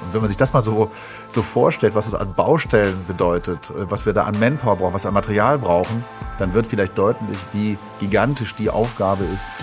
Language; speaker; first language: German; native; German